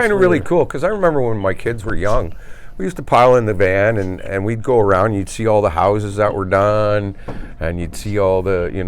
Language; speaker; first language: English; native; English